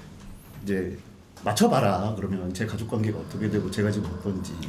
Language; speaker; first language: Korean; native; Korean